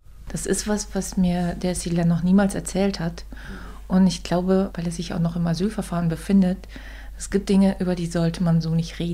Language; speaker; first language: German; native; German